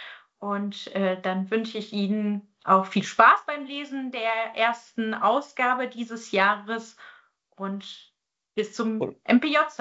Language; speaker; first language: German; native; German